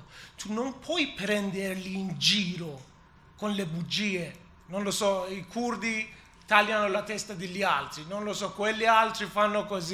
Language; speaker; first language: Italian; non-native, learner; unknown